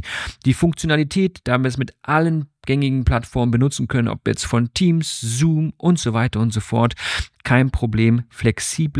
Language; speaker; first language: German; native; German